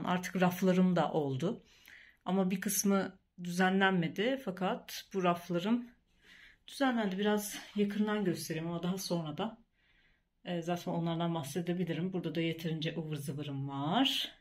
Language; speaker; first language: Turkish; native; Turkish